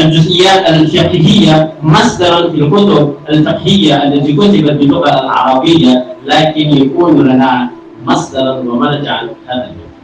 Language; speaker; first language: Arabic; non-native, fluent; Urdu